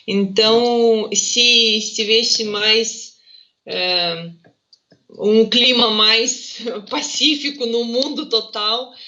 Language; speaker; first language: Portuguese; non-native, fluent; Russian